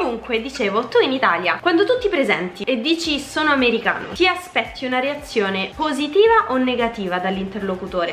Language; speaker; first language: Italian; native; Italian